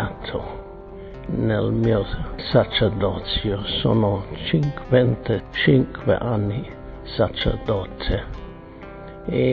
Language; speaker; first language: Italian; non-native, fluent; German